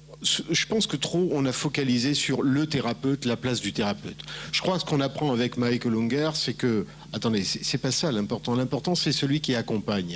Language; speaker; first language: French; native; French